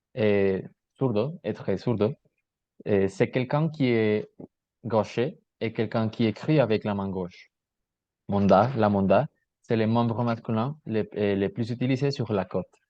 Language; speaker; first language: French; non-native, learner; Spanish